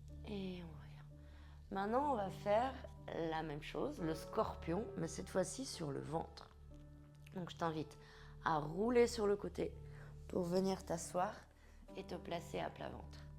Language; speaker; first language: French; native; French